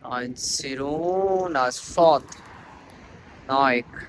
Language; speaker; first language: Armenian; non-native, learner; Hindi